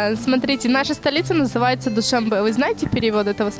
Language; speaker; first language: Russian; non-native, local second language; Tajik